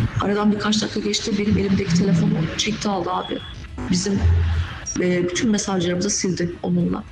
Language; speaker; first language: Turkish; native; Turkish